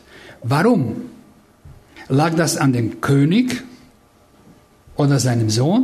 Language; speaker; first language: German; non-native, fluent; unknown